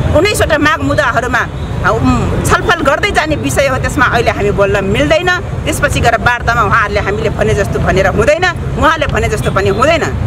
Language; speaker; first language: Nepali; non-native, local second language; Rana Tharu